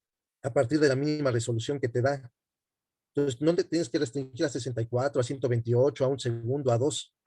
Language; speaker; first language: Spanish; native; Spanish